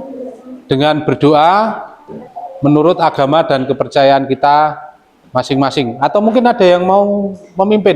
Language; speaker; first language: Indonesian; native; Indonesian